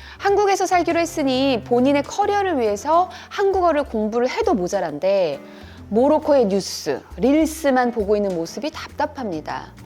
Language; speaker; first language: Korean; native; Korean